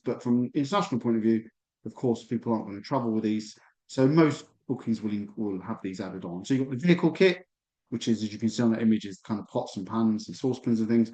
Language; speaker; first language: English; native; English